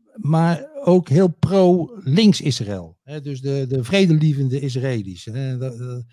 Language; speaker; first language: Dutch; native; Dutch